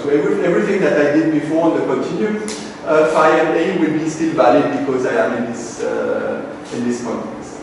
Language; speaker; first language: English; non-native, fluent; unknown